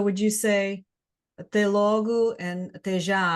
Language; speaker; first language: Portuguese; non-native, learner; English